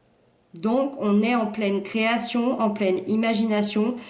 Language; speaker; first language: French; native; French